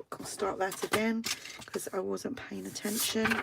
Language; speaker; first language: English; native; English